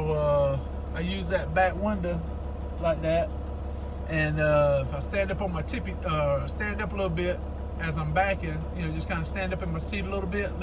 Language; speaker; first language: English; native; English